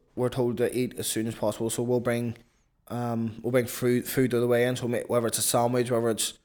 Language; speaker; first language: English; native; English